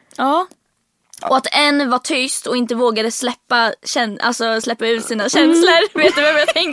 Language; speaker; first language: Swedish; native; Swedish